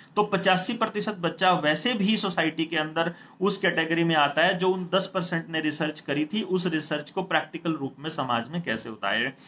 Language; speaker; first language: Hindi; native; Hindi